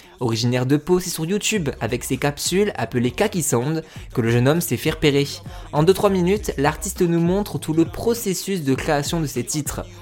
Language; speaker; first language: French; native; French